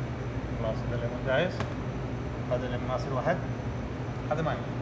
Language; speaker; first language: Arabic; non-native, learner; Urdu